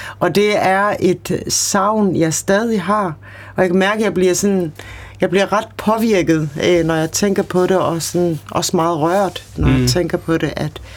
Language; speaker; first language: Danish; early bilingual, other home language; Kurdish